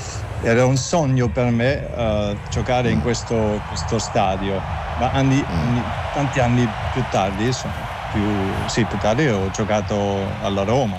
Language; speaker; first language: Italian; non-native, learner; German